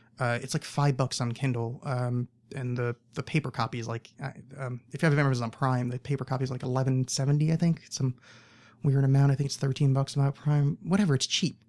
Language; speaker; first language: English; native; English